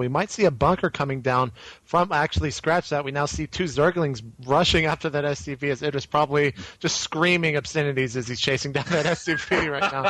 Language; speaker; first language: English; native; English